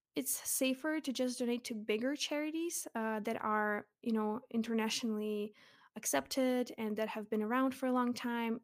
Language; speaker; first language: English; early bilingual, other home language; Russian